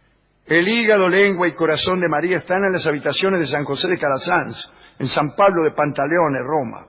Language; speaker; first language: Spanish; native; Spanish